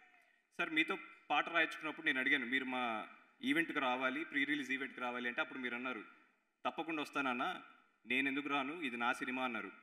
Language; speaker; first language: Telugu; native; Telugu